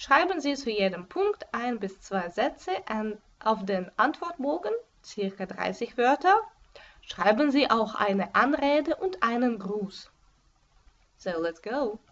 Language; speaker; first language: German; non-native, fluent; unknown